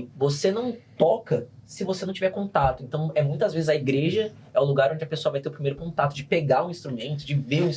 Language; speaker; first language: Portuguese; native; Portuguese